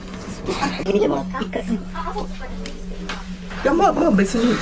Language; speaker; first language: Japanese; native; Japanese